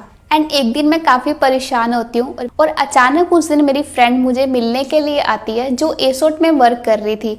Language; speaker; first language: Hindi; native; Hindi